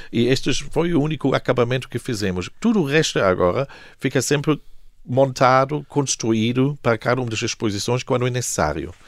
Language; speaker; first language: Portuguese; non-native, fluent; German